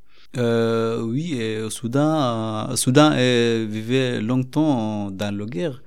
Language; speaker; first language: French; non-native, learner; Arabic